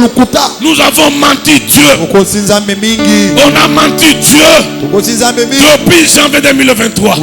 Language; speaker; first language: French; non-native, local second language; Lingala